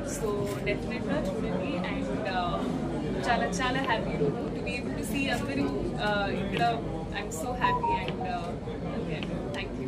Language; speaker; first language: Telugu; non-native, learner; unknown